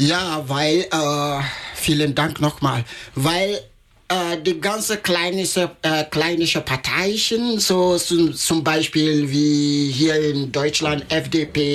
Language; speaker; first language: German; non-native, learner; Akan